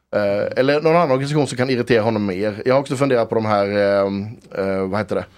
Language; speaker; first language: Swedish; native; Swedish